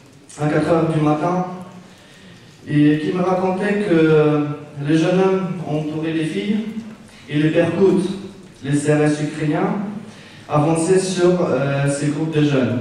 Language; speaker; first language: French; non-native, fluent; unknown